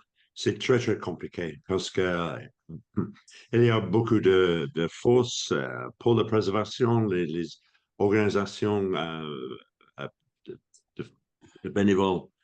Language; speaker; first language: French; non-native, fluent; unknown